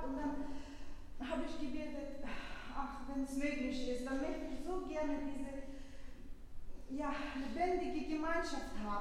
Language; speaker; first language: German; non-native, fluent; Russian